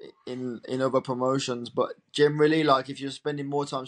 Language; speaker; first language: English; native; English